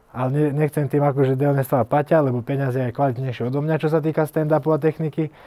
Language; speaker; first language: Slovak; early bilingual, heritage; Slovak